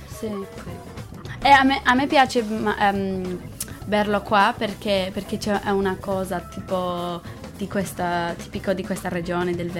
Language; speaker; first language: Italian; non-native, learner; English